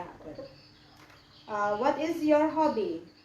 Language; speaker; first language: English; non-native, learner; Indonesian